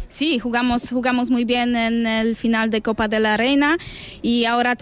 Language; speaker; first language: Spanish; non-native, learner; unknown